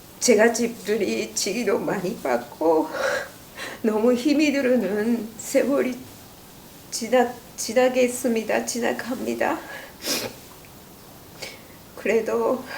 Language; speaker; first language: Korean; non-native, learner; Japanese